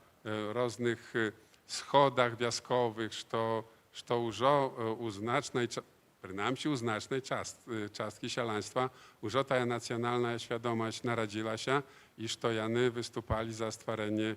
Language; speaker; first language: Polish; non-native, learner; Belarusian